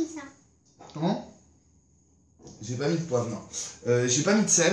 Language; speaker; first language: French; native; French